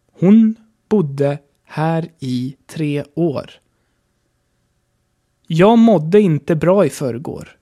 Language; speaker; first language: Swedish; non-native, fluent; German